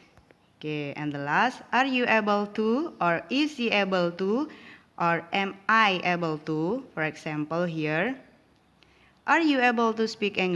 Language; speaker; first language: English; non-native, local second language; Indonesian